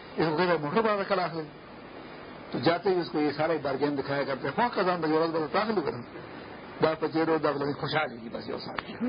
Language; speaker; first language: Urdu; non-native, local second language; Pashto